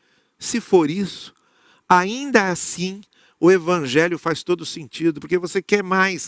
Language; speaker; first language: Portuguese; native; Portuguese